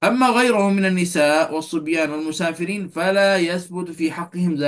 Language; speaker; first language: Arabic; non-native, fluent; Malay